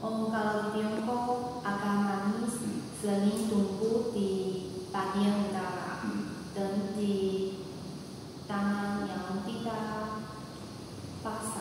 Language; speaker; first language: Indonesian; non-native, learner; Chinese